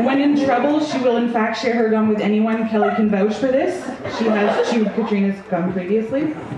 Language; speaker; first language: English; native; English